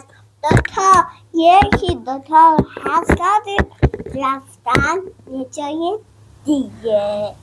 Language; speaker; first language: Persian; non-native, learner; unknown